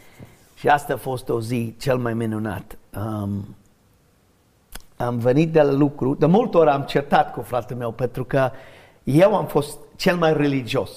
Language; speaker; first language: Romanian; early bilingual, heritage; Romanian